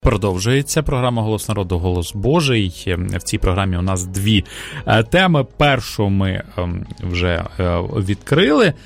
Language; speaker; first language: Ukrainian; native; Ukrainian